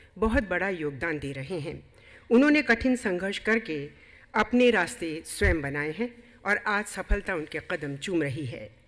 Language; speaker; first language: Hindi; native; Hindi